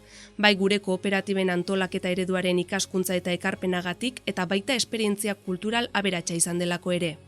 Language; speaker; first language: Basque; native; Basque